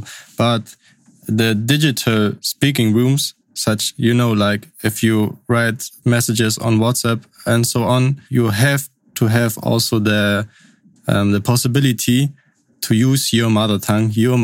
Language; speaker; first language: English; non-native, fluent; Upper Sorbian